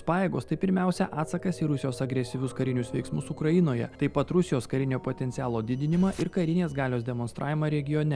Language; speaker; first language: Lithuanian; native; Lithuanian